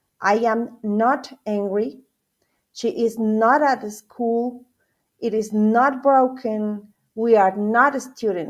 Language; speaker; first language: English; non-native, fluent; Spanish